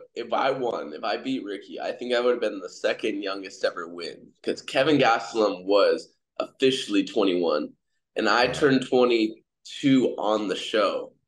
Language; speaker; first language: English; native; English